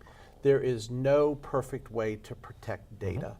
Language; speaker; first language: English; native; English